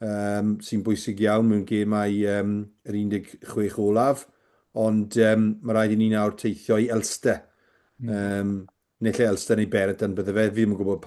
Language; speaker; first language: Welsh; native; Welsh